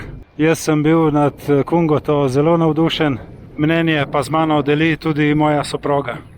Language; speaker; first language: Slovenian; native; Slovenian